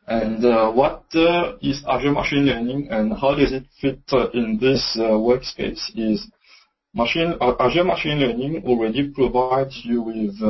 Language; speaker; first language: English; non-native, local second language; Morisyen